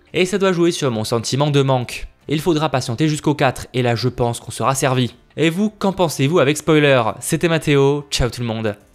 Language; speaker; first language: French; native; French